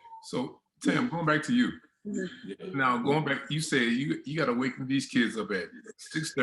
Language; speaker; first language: English; native; English